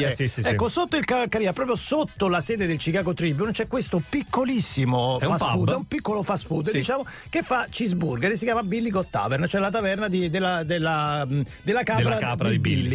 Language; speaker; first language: Italian; native; Italian